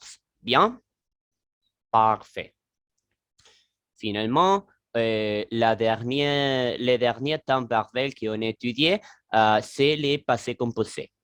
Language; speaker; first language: French; non-native, learner; Spanish